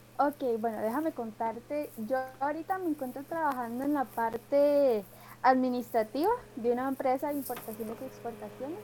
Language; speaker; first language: Spanish; native; Spanish